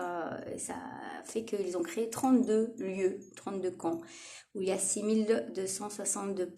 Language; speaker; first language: French; native; French